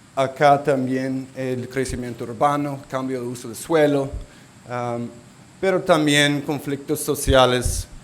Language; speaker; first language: Spanish; non-native, local second language; English